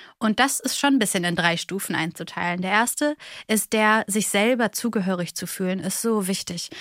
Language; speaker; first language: German; early bilingual, other home language; Bulgarian